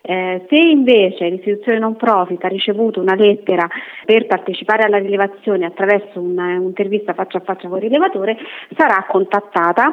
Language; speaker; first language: Italian; native; Italian